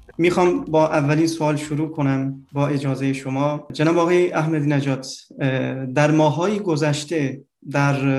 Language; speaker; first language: Persian; non-native, fluent; Turkish